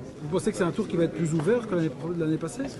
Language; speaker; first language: French; native; French